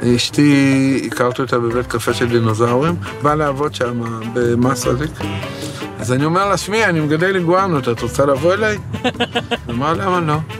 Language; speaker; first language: Hebrew; early bilingual, other home language; Russian